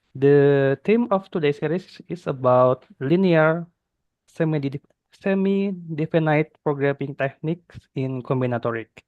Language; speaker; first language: English; non-native, fluent; Indonesian